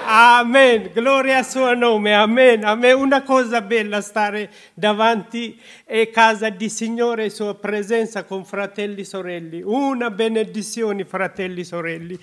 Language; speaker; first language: Italian; non-native, learner; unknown